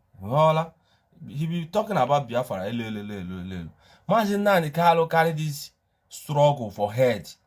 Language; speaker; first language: Nigerian Pidgin; non-native, local second language; Igbo